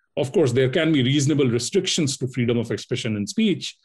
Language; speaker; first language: English; non-native, local second language; Hindi